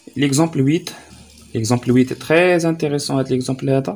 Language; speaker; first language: French; non-native, local second language; Arabic